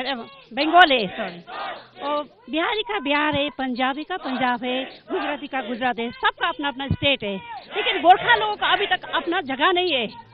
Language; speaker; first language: Hindi; non-native, local second language; Nepali